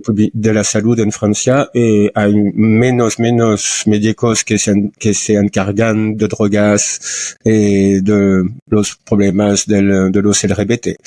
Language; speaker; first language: Spanish; non-native, learner; French